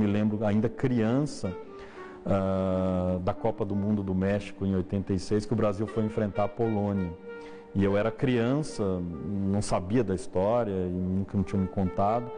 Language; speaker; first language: Portuguese; native; Portuguese